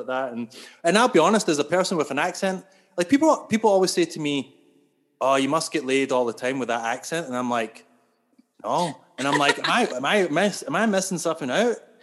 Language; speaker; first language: English; native; English